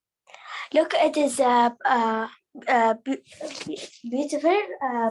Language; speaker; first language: English; non-native, learner; Arabic